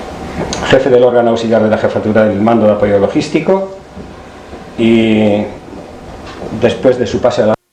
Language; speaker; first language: Spanish; native; Spanish